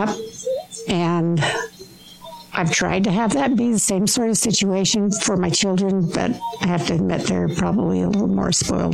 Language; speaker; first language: English; native; English